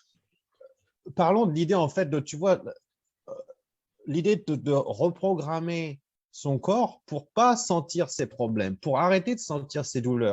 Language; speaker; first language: French; native; French